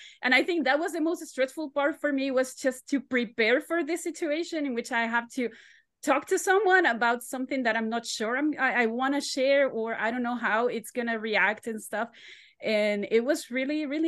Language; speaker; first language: English; non-native, fluent; Spanish